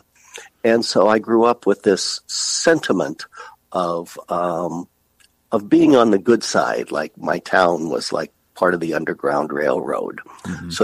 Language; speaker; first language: English; native; English